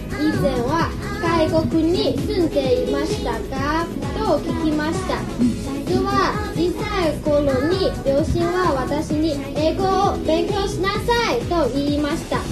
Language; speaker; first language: Japanese; non-native, learner; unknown